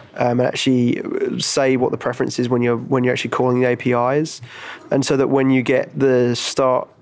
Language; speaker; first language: English; native; English